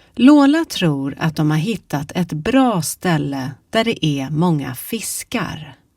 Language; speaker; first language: Swedish; native; Swedish